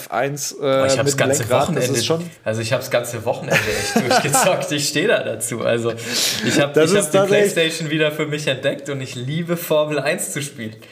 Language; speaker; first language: German; native; German